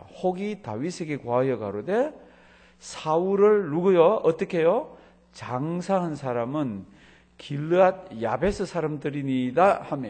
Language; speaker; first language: Korean; native; Korean